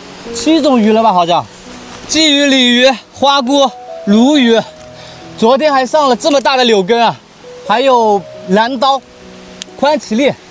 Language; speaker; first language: Chinese; native; Chinese